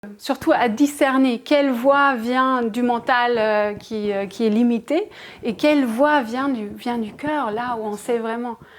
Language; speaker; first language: French; non-native, fluent; German